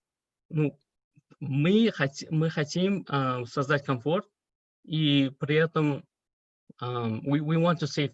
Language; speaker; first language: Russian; non-native, local second language; Uzbek